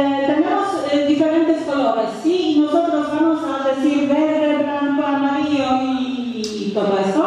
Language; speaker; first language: Spanish; non-native, learner; Polish